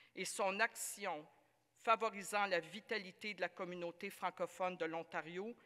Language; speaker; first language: French; native; French